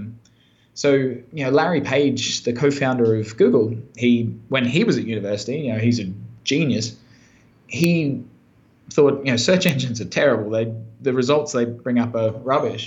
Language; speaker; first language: English; native; English